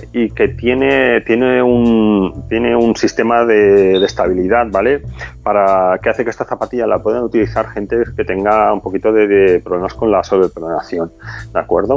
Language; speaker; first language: Spanish; native; Spanish